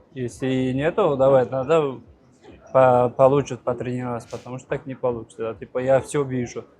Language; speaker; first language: Russian; non-native, local second language; Uzbek